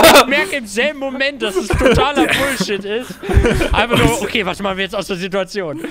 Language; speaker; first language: German; native; German